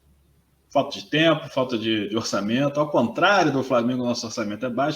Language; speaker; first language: Portuguese; native; Portuguese